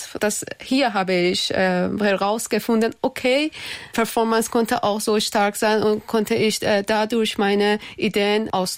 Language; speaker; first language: German; non-native, learner; Persian